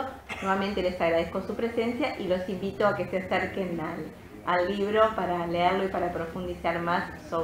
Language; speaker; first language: Spanish; native; Spanish